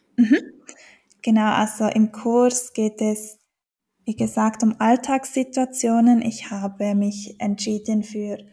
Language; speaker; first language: German; native; German